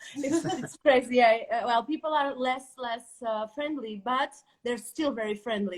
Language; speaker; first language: English; non-native, fluent; Portuguese